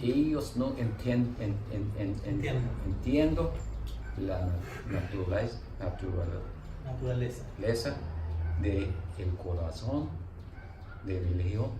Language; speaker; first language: Spanish; non-native, learner; English